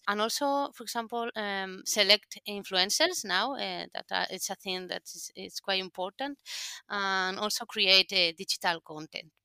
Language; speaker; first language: English; non-native, fluent; Spanish